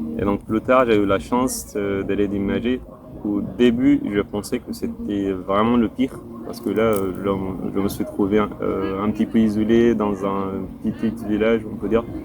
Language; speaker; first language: French; non-native, fluent; Arabic